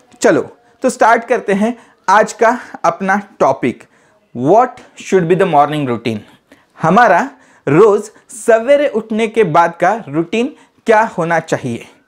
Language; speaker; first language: Hindi; non-native, local second language; Marathi